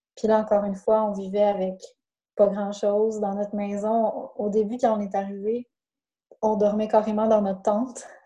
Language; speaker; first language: French; native; French